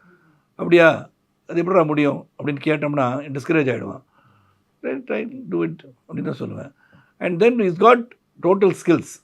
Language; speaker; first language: Tamil; native; Tamil